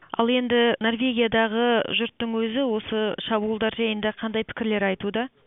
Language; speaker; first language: Kazakh; native; Kazakh